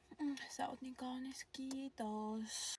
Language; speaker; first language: Finnish; non-native, fluent; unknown